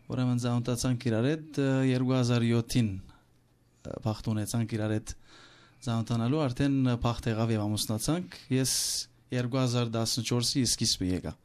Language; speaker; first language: Armenian; native; Armenian